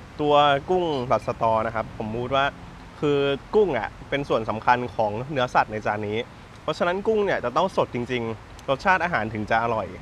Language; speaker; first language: Thai; native; Thai